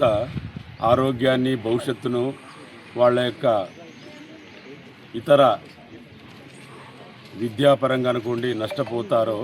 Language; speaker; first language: Telugu; native; Telugu